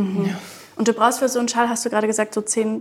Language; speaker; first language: German; native; German